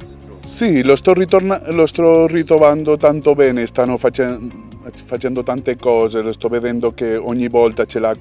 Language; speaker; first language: Italian; non-native, fluent; Spanish